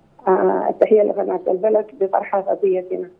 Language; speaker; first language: Arabic; native; Arabic